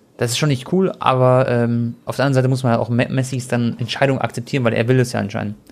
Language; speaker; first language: German; early bilingual, other home language; Croatian